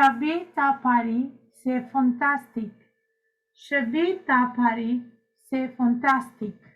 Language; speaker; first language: French; non-native, fluent; Sinhala